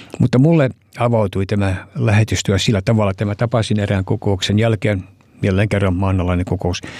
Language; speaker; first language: Finnish; early bilingual, heritage; Finnish